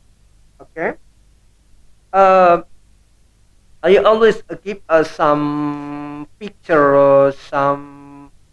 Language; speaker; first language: English; non-native, learner; Indonesian